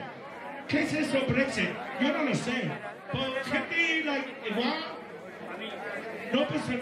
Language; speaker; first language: Spanish; non-native, learner; English